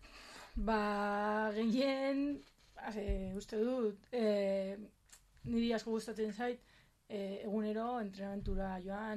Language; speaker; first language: Basque; non-native, local second language; Spanish